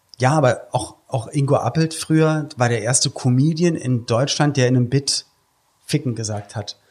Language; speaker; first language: German; native; German